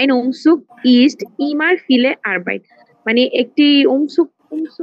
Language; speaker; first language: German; non-native, learner; Bangla